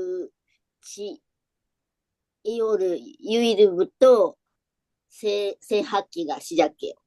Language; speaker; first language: Korean; non-native, learner; Japanese